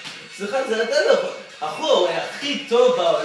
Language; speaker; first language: Hebrew; non-native, learner; English